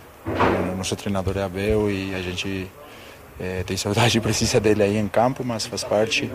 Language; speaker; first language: Portuguese; non-native, fluent; Spanish